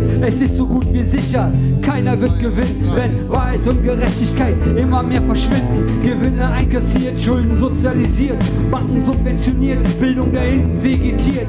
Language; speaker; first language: German; early bilingual, other home language; Turkish